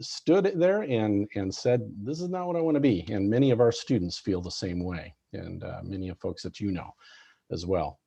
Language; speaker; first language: English; native; English